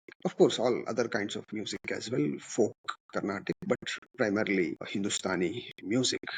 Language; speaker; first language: English; non-native, local second language; Kannada